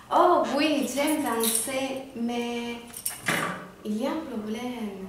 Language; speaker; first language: French; non-native, learner; Danish